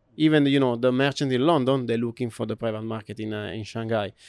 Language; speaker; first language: English; non-native, learner; Italian